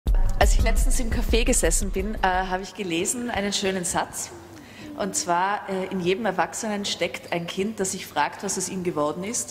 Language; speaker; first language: German; native; German